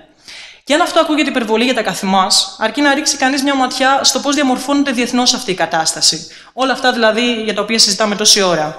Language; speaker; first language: Greek; native; Greek